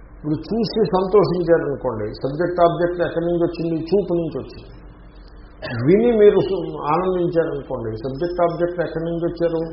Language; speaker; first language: Telugu; native; Telugu